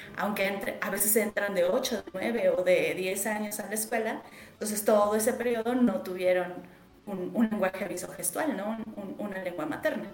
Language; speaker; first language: Spanish; native; Spanish